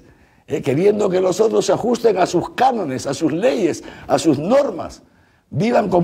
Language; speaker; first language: Spanish; native; Spanish